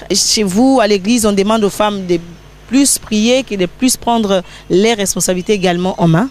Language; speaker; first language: French; non-native, local second language; Lingala